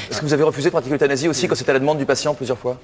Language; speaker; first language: French; native; French